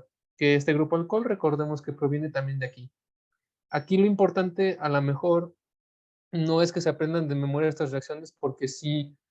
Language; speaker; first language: Spanish; native; Spanish